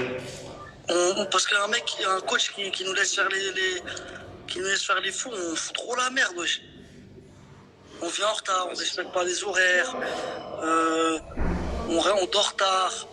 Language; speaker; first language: French; native; French